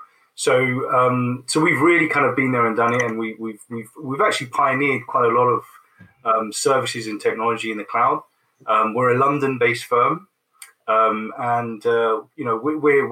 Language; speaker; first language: English; native; English